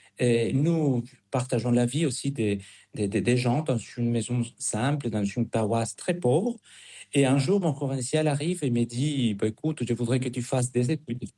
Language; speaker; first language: French; non-native, fluent; Spanish